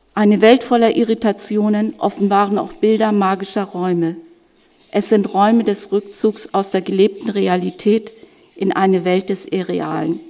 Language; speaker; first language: German; native; German